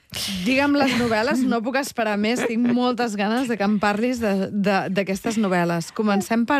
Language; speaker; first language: Catalan; native; Catalan